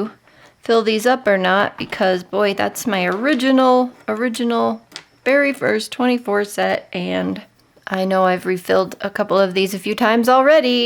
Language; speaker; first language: English; native; English